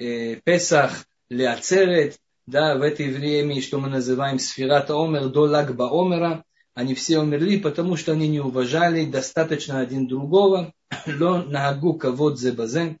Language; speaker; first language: Russian; non-native, fluent; Hebrew